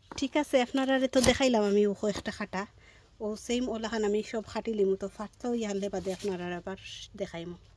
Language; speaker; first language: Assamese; native; Assamese